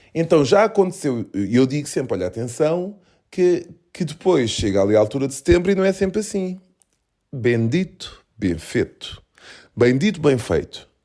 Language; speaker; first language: Portuguese; early bilingual, other home language; Kabuverdianu